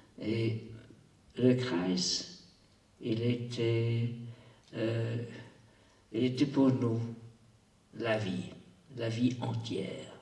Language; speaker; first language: French; non-native, local second language; German